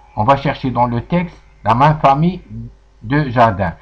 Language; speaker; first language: French; non-native, local second language; Arabic